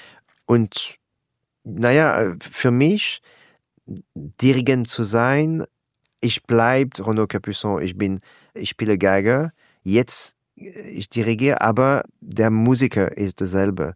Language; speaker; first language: German; non-native, learner; French